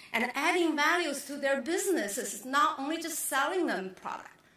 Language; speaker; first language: English; non-native, fluent; Chinese